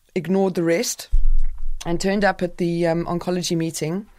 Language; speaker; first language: English; native; English